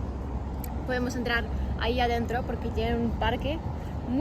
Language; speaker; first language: Spanish; non-native, fluent; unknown